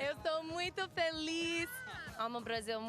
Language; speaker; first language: Portuguese; non-native, learner; English